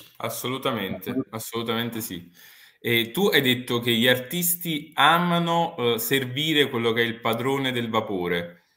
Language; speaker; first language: Italian; native; Italian